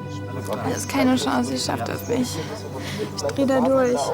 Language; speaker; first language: German; native; German